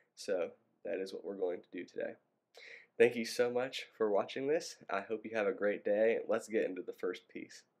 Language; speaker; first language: English; native; English